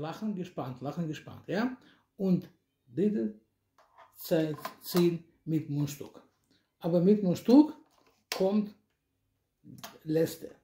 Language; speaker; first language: German; non-native, learner; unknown